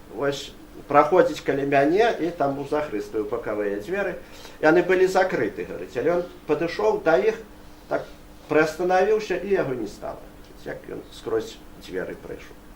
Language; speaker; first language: Belarusian; native; Belarusian